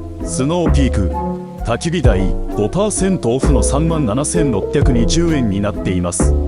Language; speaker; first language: Japanese; native; Japanese